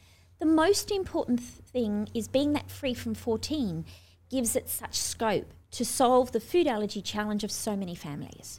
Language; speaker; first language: English; native; English